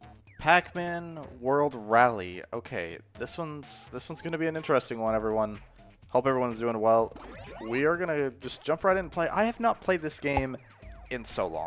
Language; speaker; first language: English; native; English